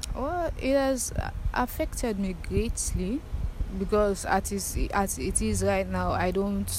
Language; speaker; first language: English; non-native, local second language; Krio